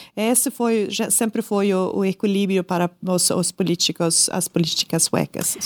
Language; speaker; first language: Portuguese; non-native, learner; Swedish